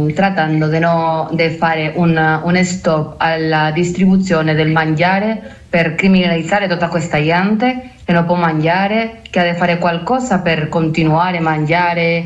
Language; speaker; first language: Italian; non-native, learner; Spanish